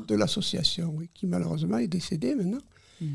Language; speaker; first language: French; native; French